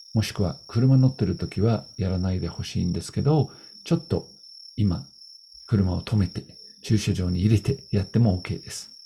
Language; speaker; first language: Japanese; non-native, fluent; English